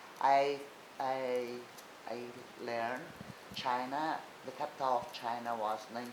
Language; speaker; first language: English; non-native, learner; Portuguese